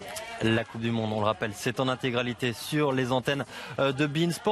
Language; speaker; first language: French; native; French